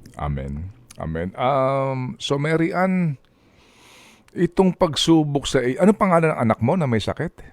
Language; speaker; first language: Filipino; native; Filipino